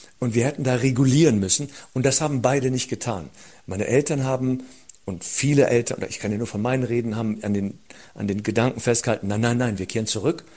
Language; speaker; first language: German; early bilingual, other home language; Turkish